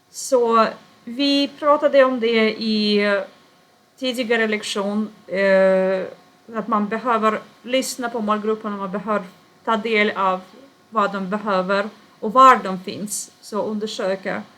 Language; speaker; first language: Swedish; non-native, fluent; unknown